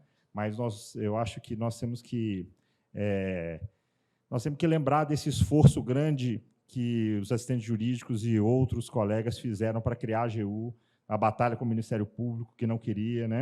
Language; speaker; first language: Portuguese; native; Portuguese